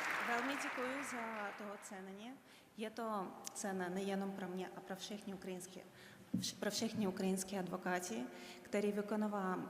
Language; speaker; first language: Czech; non-native, fluent; Ukrainian